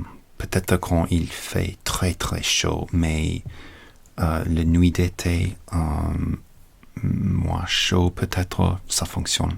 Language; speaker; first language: French; non-native, learner; English